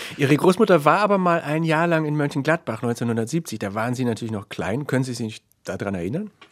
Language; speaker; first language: German; native; German